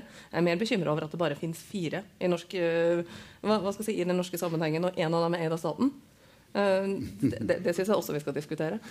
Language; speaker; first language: Norwegian; native; Norwegian